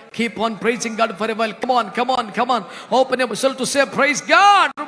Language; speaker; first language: English; non-native, local second language; Telugu